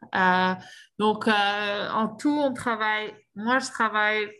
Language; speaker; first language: French; native; French